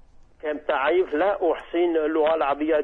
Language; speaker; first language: Arabic; non-native, learner; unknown